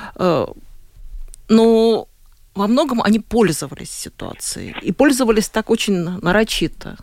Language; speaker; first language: Russian; native; Russian